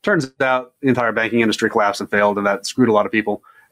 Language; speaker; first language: English; native; English